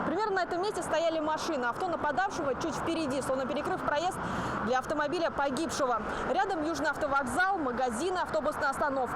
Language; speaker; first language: Russian; native; Russian